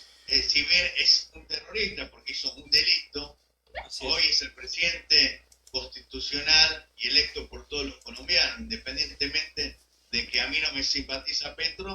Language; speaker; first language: Spanish; native; Spanish